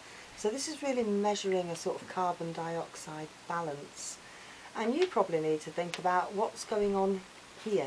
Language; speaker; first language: English; native; English